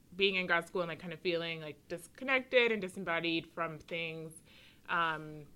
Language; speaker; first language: English; native; English